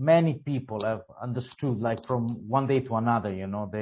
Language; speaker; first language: English; non-native, fluent; Italian